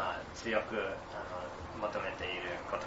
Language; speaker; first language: Japanese; non-native, fluent; English